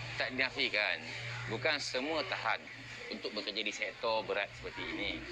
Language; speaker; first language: Malay; native; Malay